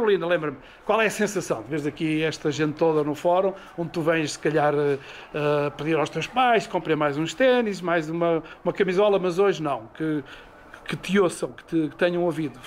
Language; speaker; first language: Portuguese; native; Portuguese